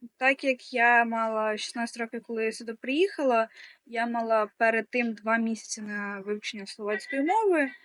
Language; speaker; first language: Ukrainian; native; Ukrainian